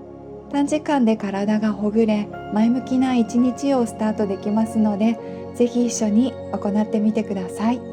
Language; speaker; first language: Japanese; native; Japanese